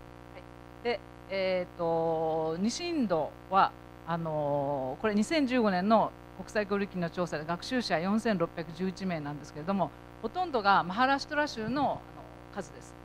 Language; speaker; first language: Japanese; native; Japanese